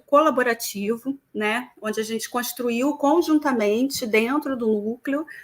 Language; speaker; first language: Portuguese; native; Portuguese